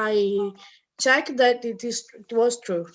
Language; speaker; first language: English; non-native, learner; Italian